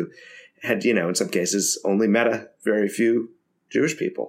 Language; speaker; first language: English; native; English